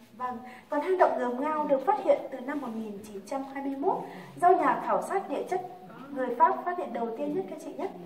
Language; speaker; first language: Vietnamese; non-native, local second language; Tày